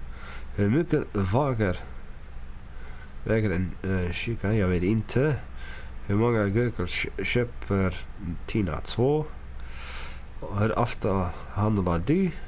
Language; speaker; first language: Swedish; non-native, learner; English